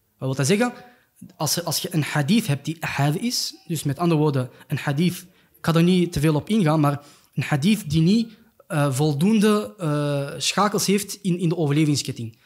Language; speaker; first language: Dutch; early bilingual, other home language; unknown